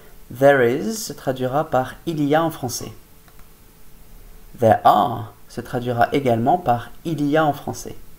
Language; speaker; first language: French; native; French